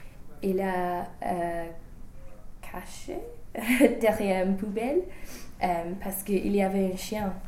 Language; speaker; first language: French; non-native, learner; English